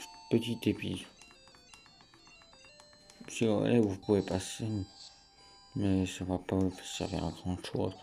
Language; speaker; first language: French; native; French